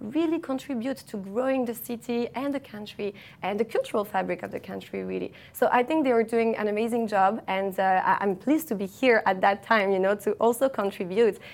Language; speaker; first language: English; non-native, fluent; French